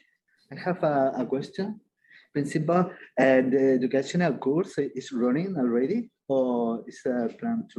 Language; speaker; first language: English; non-native, fluent; Spanish